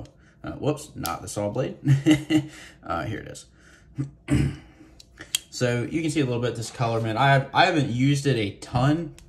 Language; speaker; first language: English; native; English